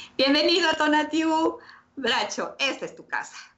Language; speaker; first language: Spanish; native; Spanish